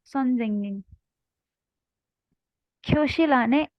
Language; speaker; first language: Korean; non-native, learner; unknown